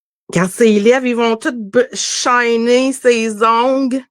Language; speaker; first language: French; native; French